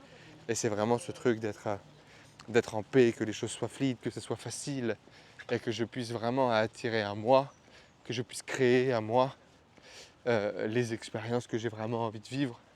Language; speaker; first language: French; native; French